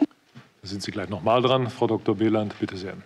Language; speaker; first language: German; native; German